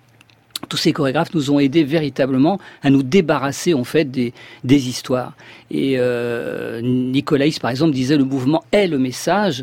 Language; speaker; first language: French; native; French